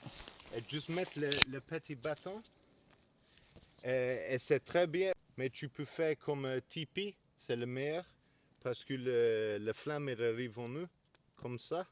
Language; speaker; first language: French; non-native, learner; English